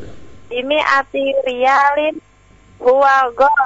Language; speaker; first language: Arabic; non-native, learner; Indonesian